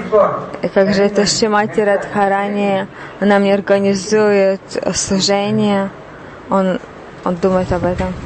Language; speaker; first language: Russian; non-native, learner; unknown